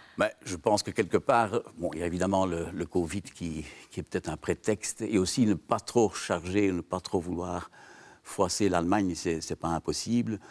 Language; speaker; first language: French; native; French